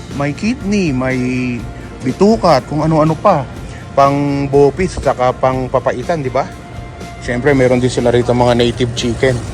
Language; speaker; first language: Filipino; non-native, local second language; Pampanga